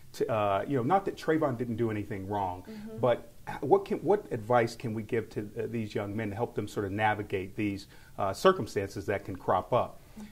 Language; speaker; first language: English; native; English